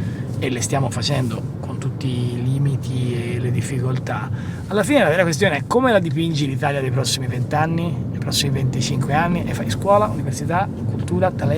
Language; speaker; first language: Italian; native; Italian